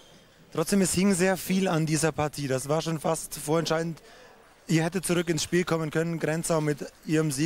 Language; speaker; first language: German; native; German